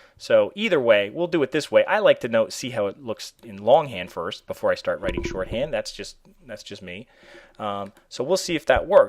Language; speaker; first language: English; native; English